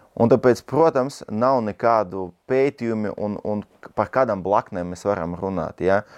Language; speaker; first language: Latvian; non-native, local second language; Russian